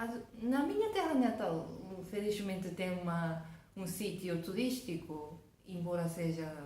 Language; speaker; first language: Portuguese; non-native, fluent; Japanese